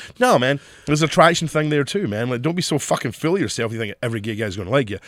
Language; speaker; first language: English; native; English